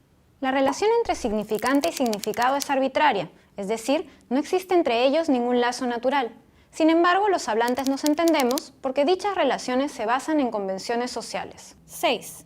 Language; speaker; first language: Spanish; native; Spanish